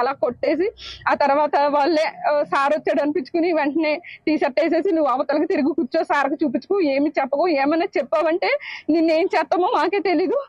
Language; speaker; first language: Telugu; native; Telugu